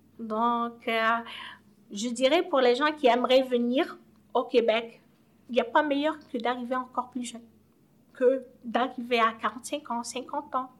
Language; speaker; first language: French; non-native, local second language; Arabic